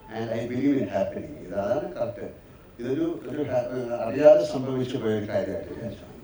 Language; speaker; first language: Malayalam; native; Malayalam